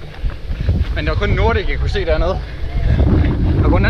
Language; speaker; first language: Danish; native; Danish